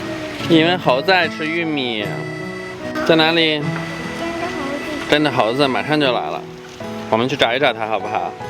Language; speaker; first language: Chinese; native; Chinese